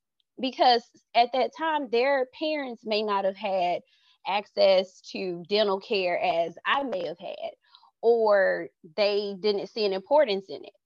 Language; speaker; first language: English; native; English